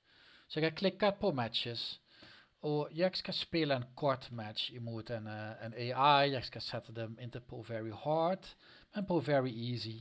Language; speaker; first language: Swedish; non-native, learner; Dutch